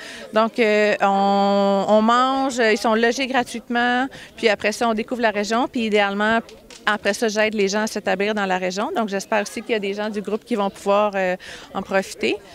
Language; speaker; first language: French; native; French